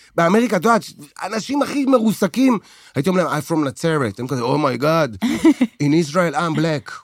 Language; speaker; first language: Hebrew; native; Hebrew